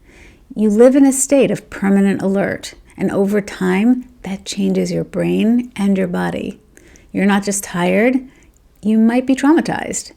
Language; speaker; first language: English; native; English